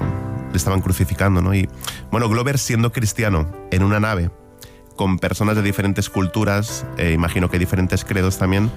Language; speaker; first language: Spanish; native; Spanish